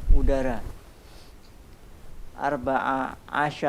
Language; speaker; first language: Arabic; non-native, learner; Indonesian